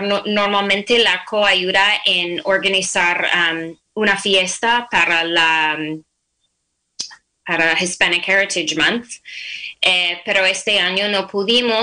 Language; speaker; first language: Spanish; non-native, fluent; English